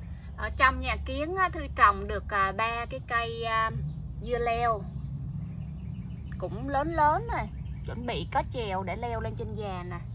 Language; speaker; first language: Vietnamese; native; Vietnamese